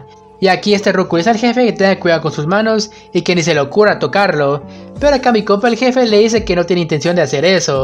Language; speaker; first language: Spanish; native; Spanish